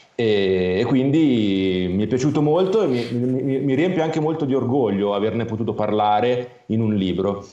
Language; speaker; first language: Italian; native; Italian